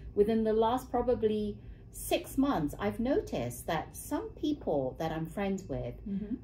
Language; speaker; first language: English; native; English